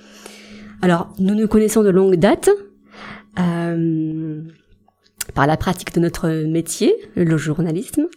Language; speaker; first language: French; native; French